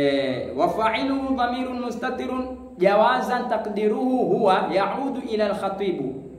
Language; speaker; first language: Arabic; non-native, fluent; Swahili